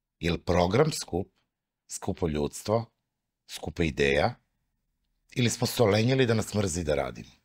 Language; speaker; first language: Serbian; native; Serbian